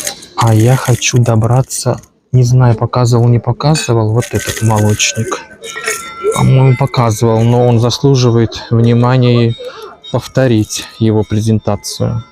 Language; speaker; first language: Russian; native; Russian